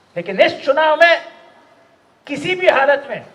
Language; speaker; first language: Hindi; non-native, local second language; Marathi